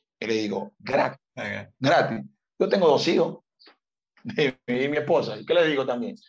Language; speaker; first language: Spanish; native; Spanish